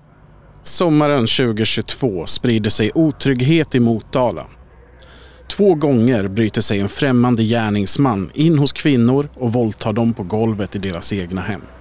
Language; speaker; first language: Swedish; native; Swedish